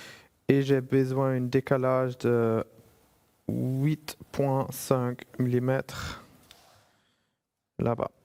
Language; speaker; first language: French; non-native, fluent; German